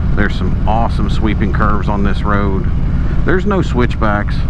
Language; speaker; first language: English; native; English